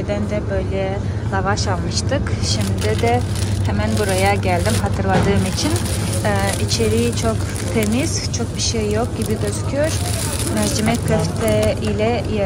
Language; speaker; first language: Turkish; non-native, fluent; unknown